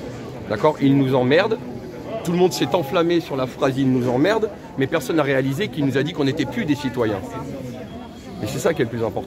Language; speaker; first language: French; native; French